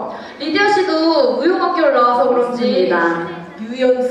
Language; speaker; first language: Korean; native; Korean